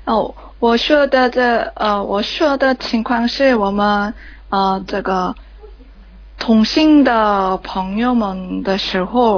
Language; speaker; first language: Chinese; non-native, learner; Korean